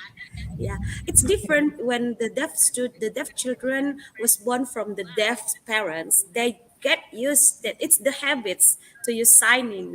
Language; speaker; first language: English; non-native, fluent; Indonesian